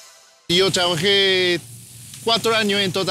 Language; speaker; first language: Spanish; early bilingual, heritage; Spanish